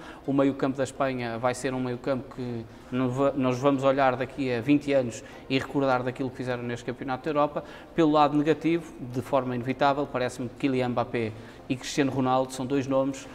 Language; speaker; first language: Portuguese; native; Portuguese